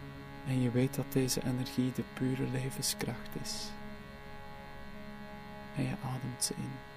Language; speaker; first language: Dutch; native; Dutch